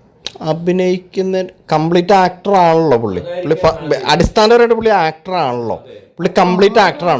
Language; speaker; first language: Malayalam; native; Malayalam